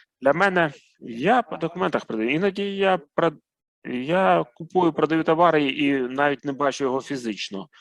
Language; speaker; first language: Ukrainian; non-native, fluent; Arabic